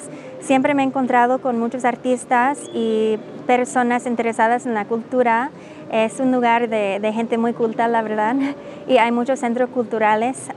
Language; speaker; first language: Spanish; non-native, fluent; English